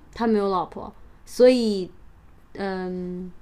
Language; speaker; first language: Chinese; native; Chinese